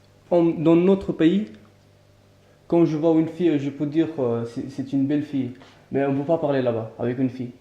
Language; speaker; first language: French; non-native, learner; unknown